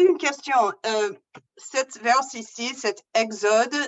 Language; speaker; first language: French; non-native, learner; English